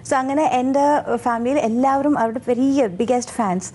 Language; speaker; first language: Malayalam; non-native, local second language; Tamil